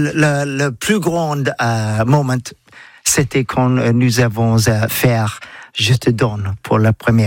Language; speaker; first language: French; non-native, learner; English